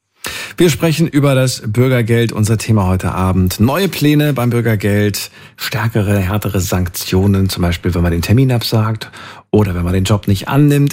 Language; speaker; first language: German; native; German